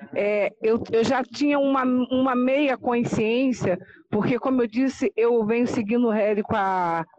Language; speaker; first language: Portuguese; native; Portuguese